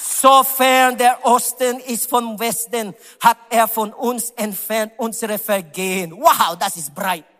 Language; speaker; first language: German; non-native, learner; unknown